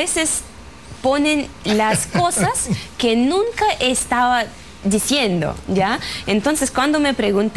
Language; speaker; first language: Spanish; non-native, fluent; Russian